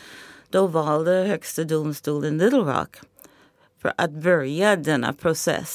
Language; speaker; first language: Swedish; non-native, fluent; English